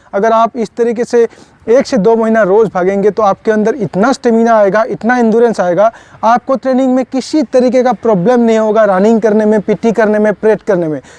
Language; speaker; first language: Hindi; non-native, local second language; Assamese